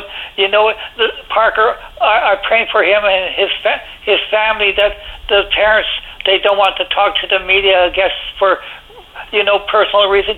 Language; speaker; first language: English; native; English